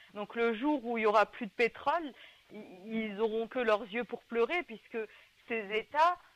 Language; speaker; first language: French; native; French